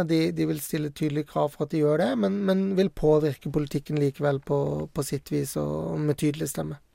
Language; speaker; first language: Norwegian; native; Norwegian